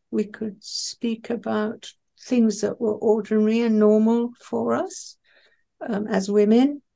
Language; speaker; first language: English; non-native, local second language; Persian